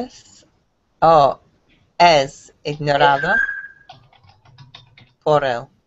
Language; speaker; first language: Spanish; non-native, learner; English